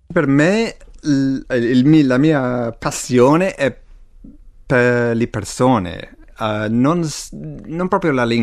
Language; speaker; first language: Italian; non-native, fluent; English